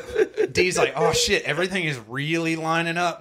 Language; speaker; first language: English; native; English